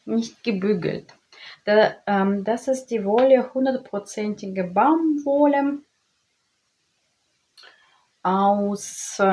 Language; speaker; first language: German; non-native, learner; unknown